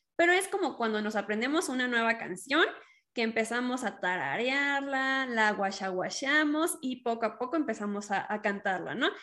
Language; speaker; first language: Spanish; native; Spanish